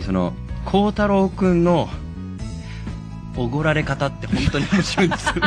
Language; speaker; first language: Japanese; native; Japanese